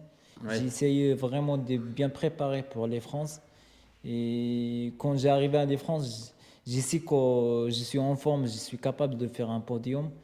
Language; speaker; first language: French; non-native, learner; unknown